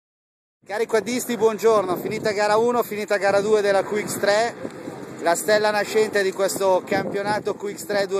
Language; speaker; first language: Italian; native; Italian